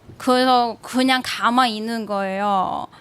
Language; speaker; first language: Korean; non-native, learner; Cantonese